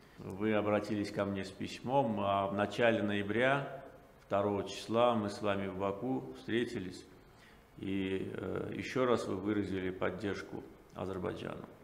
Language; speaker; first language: Russian; non-native, local second language; Azerbaijani